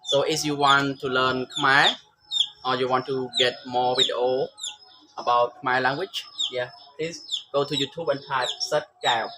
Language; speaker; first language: English; non-native, learner; Khmer